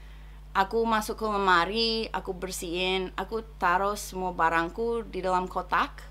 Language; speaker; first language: Indonesian; non-native, fluent; English